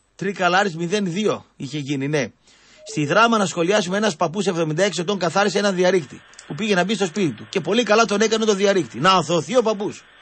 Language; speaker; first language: Greek; native; Greek